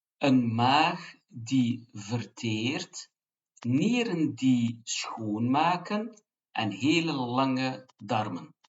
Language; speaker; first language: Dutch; non-native, fluent; Turkish